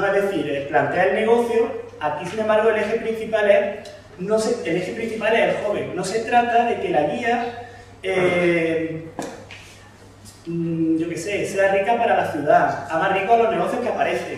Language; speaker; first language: Spanish; native; Spanish